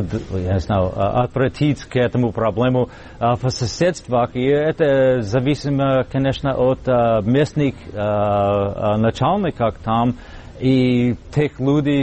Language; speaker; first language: Russian; non-native, fluent; English